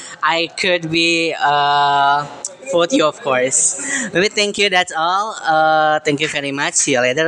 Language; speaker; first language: English; non-native, learner; Indonesian